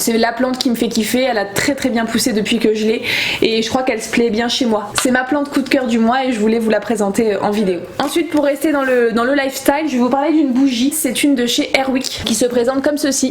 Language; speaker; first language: French; native; French